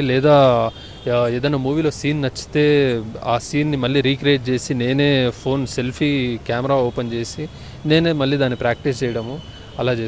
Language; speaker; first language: Telugu; native; Telugu